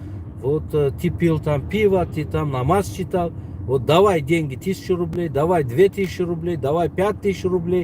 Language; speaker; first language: Russian; non-native, local second language; Tajik